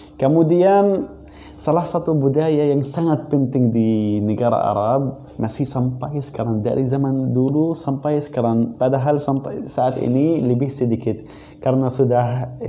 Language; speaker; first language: Malay; non-native, fluent; Arabic